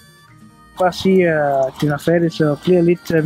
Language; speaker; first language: Danish; non-native, learner; Swahili